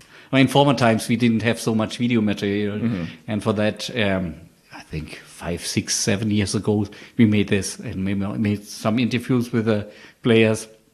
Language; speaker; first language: English; non-native, learner; German